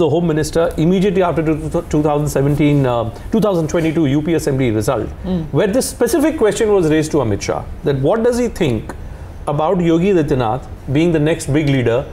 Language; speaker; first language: English; non-native, local second language; Hindi